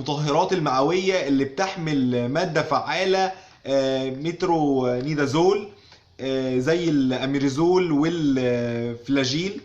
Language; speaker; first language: Arabic; native; Arabic